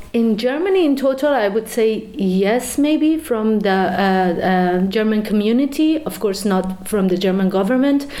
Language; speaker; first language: English; non-native, fluent; Persian